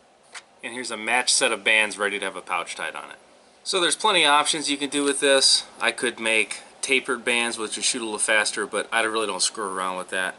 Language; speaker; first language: English; native; English